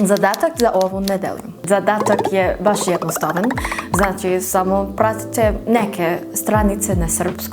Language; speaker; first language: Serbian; non-native, fluent; English